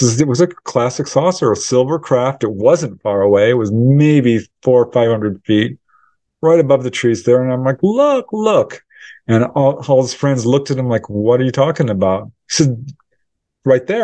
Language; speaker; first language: English; native; English